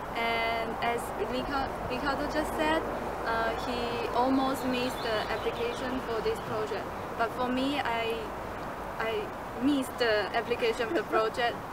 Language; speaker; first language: English; non-native, fluent; Chinese